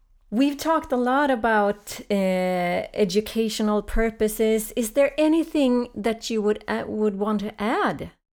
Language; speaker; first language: English; non-native, fluent; Swedish